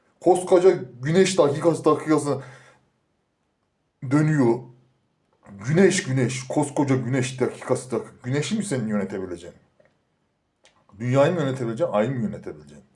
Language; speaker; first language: Turkish; native; Turkish